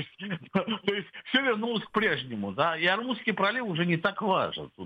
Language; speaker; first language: Russian; native; Russian